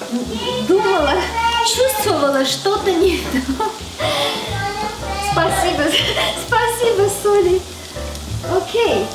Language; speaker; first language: Russian; non-native, fluent; Armenian